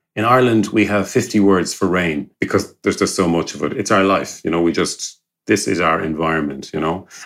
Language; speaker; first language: English; native; English